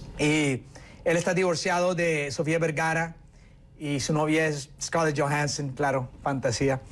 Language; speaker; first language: Spanish; early bilingual, heritage; Spanish